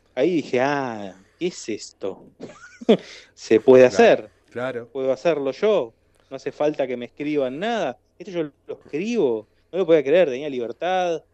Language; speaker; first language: Spanish; native; Spanish